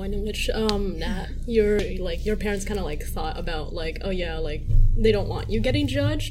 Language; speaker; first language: English; native; English